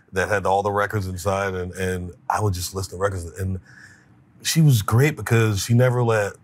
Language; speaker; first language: English; native; English